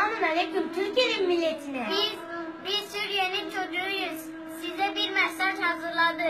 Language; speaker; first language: Turkish; early bilingual, other home language; Arabic